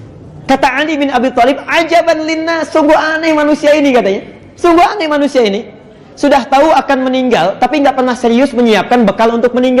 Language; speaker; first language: Indonesian; native; Indonesian